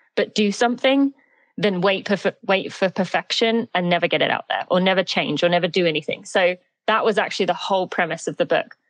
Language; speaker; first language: English; native; English